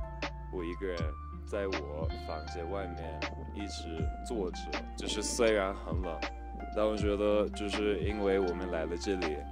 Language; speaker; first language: Chinese; non-native, fluent; English